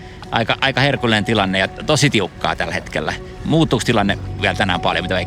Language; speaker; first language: Finnish; native; Finnish